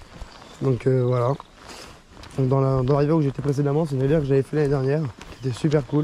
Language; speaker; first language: French; native; French